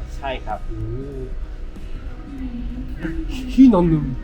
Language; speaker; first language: Thai; native; Thai